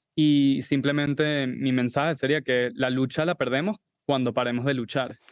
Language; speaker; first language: Spanish; native; Spanish